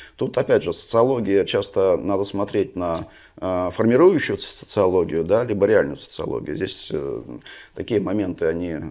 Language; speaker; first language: Russian; native; Russian